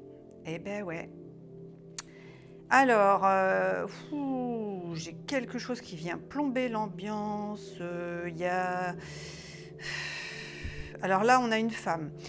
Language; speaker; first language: French; native; French